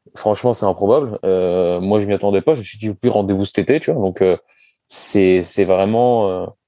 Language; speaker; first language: French; native; French